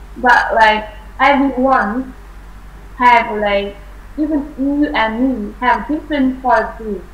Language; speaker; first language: English; non-native, fluent; Vietnamese